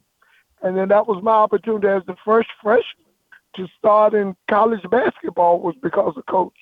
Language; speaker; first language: English; native; English